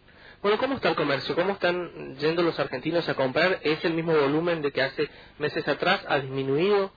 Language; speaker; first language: Spanish; native; Spanish